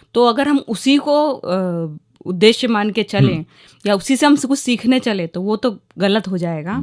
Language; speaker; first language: Hindi; native; Hindi